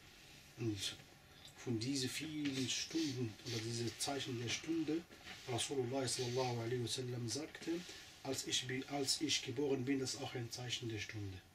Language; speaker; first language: German; non-native, fluent; Arabic